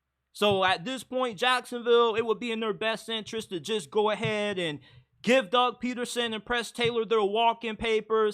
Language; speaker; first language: English; native; English